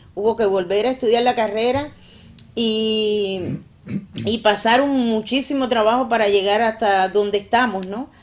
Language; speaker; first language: Spanish; native; Spanish